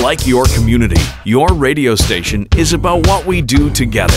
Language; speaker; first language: English; native; English